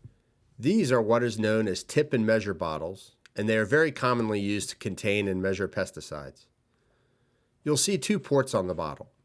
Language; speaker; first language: English; native; English